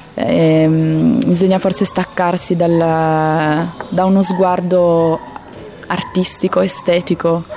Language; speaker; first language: Italian; native; Italian